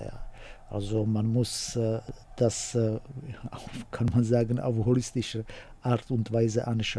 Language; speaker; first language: German; non-native, fluent; Czech